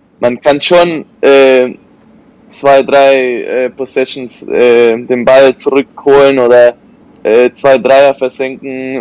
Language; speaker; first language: German; non-native, fluent; Spanish